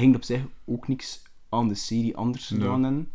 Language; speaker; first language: Dutch; native; Dutch